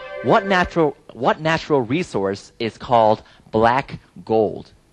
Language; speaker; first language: English; non-native, fluent; Thai